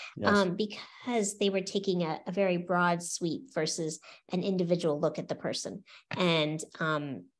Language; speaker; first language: English; native; English